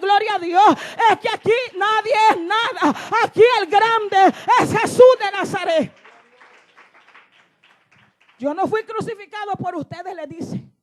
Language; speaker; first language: Spanish; native; Spanish